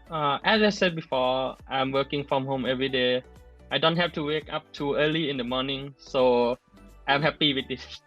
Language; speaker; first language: English; non-native, learner; Thai